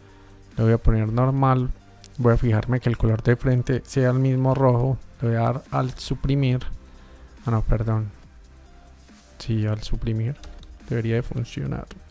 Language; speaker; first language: Spanish; native; Spanish